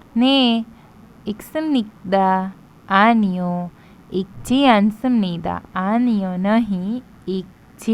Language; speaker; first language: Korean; non-native, fluent; Hindi